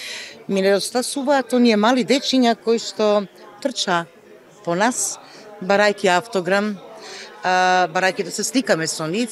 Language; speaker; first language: Macedonian; native; Macedonian